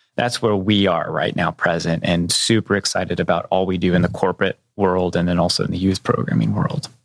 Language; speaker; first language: English; native; English